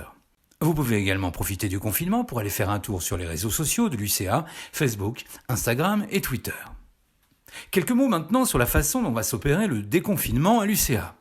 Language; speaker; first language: French; native; French